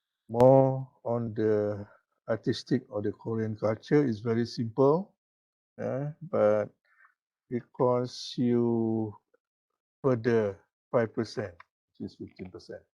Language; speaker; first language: English; non-native, local second language; Malay